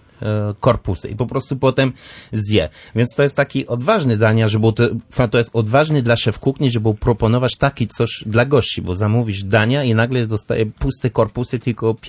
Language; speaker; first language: Polish; non-native, learner; French